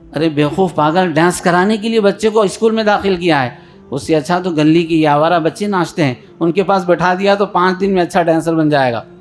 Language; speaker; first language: Urdu; native; Urdu